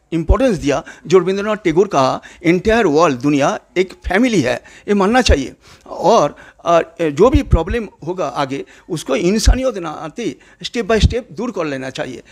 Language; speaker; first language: Hindi; non-native, local second language; Bangla